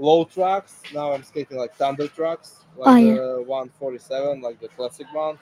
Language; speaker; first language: English; non-native, learner; Slovak